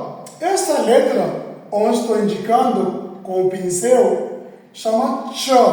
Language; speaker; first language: Portuguese; non-native, fluent; Hindi